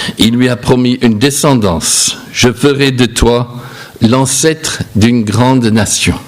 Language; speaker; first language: French; non-native, fluent; English